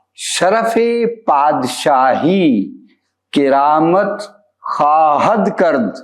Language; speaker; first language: Persian; non-native, fluent; Urdu